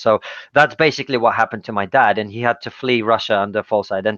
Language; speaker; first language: English; non-native, fluent; Russian